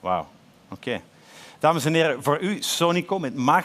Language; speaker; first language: Dutch; native; Dutch